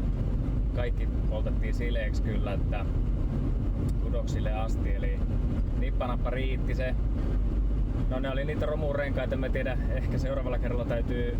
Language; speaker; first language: Finnish; native; Finnish